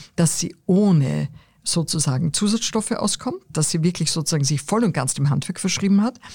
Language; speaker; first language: German; native; German